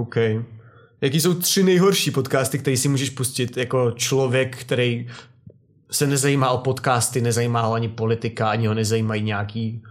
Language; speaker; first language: Czech; native; Czech